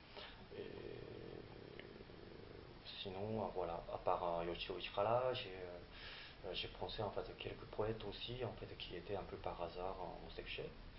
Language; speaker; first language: French; non-native, fluent; Japanese